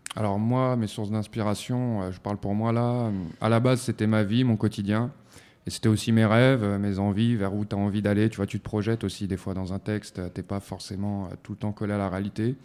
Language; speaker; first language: French; native; French